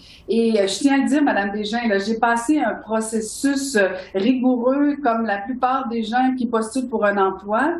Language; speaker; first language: French; native; French